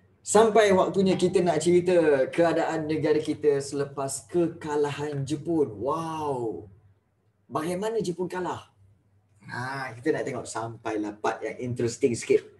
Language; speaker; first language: Malay; native; Malay